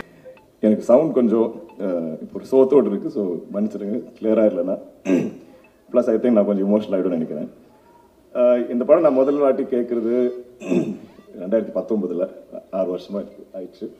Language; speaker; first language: Tamil; non-native, local second language; Malayalam